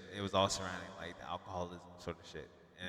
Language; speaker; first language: English; native; English